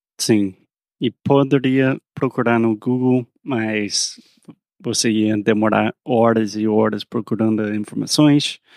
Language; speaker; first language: Portuguese; non-native, fluent; English